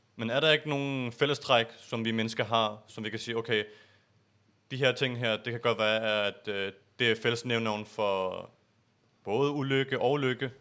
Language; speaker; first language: Danish; early bilingual, other home language; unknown